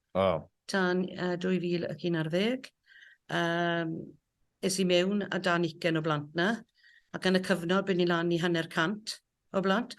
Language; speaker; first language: Welsh; native; Welsh